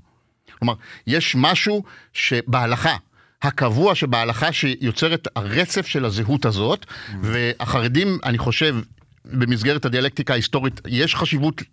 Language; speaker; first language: Hebrew; native; Hebrew